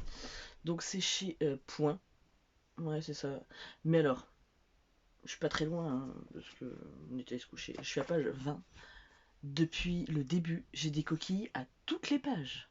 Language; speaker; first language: French; native; French